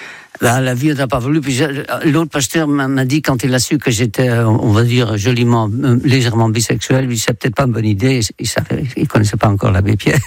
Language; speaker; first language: French; non-native, fluent; Dutch